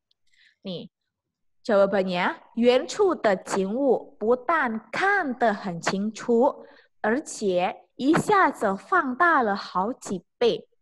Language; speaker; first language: Chinese; non-native, fluent; Indonesian